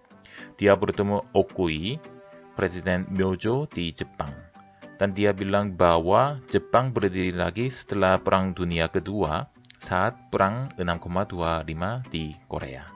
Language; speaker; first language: Indonesian; non-native, fluent; Korean